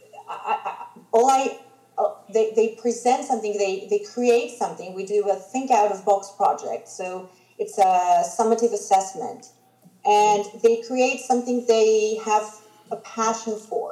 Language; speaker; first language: English; non-native, fluent; Greek